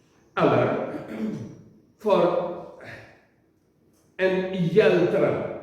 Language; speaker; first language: Swedish; non-native, learner; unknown